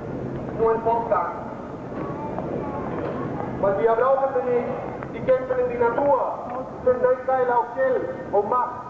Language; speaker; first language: German; non-native, fluent; Spanish